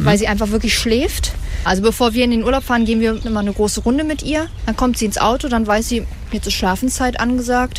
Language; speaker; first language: German; native; German